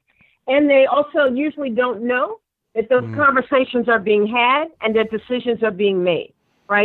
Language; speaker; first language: English; native; English